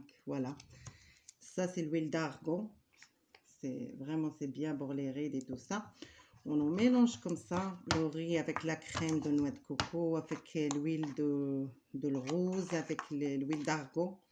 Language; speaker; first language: French; non-native, learner; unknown